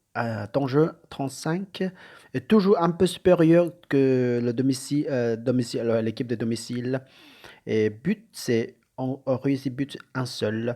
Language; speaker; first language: French; non-native, learner; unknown